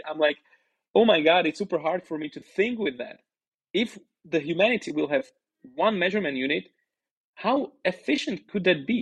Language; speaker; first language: English; non-native, fluent; Slovak